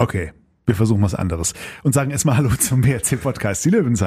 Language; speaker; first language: German; native; German